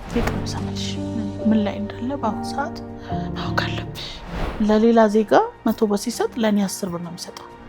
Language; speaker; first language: Amharic; native; Amharic